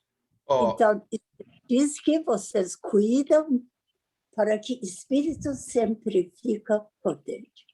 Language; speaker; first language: Portuguese; non-native, learner; Persian